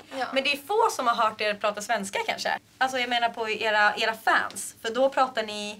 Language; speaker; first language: Swedish; native; Swedish